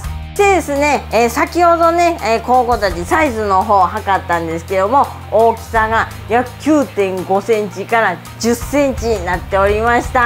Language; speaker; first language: Japanese; native; Japanese